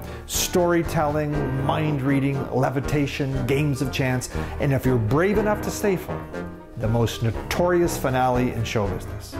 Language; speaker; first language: English; native; English